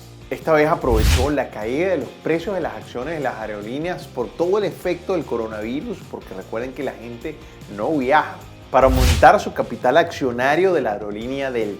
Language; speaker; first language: Spanish; native; Spanish